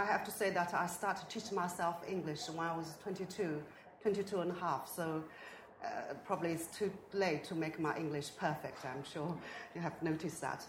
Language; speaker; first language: English; non-native, fluent; Chinese